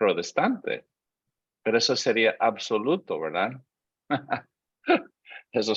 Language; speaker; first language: Spanish; non-native, fluent; English